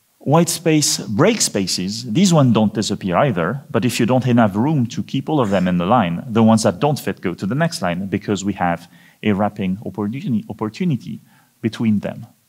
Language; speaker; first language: English; non-native, fluent; French